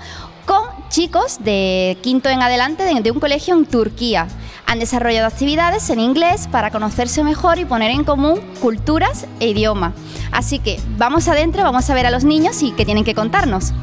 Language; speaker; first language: Spanish; native; Spanish